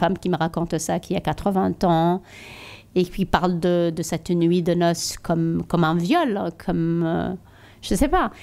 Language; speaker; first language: French; non-native, local second language; Tachelhit